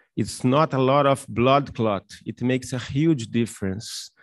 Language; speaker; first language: English; non-native, fluent; Portuguese